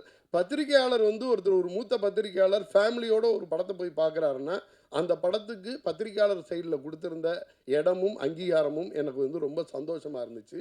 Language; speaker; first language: Tamil; native; Tamil